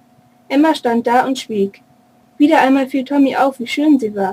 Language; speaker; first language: German; native; German